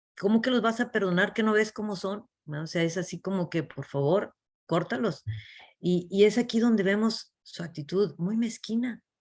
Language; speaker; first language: Spanish; early bilingual, heritage; English